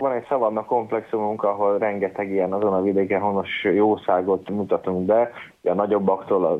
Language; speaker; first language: Hungarian; native; Hungarian